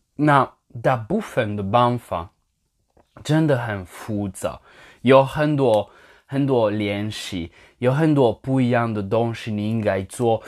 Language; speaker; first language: Chinese; non-native, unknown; French